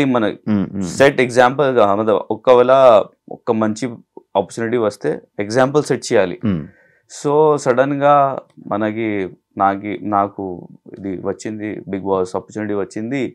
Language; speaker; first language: Telugu; non-native, learner; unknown